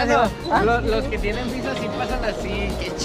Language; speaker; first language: Spanish; native; Spanish